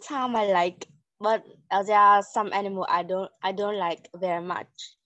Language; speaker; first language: English; non-native, learner; Vietnamese